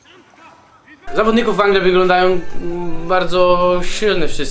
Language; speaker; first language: Polish; non-native, learner; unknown